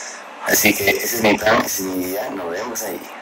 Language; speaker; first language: Spanish; non-native, fluent; English